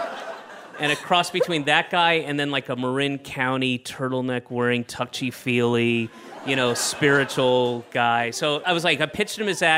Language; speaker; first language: English; native; English